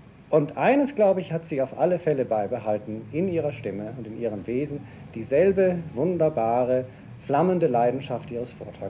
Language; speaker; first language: German; native; German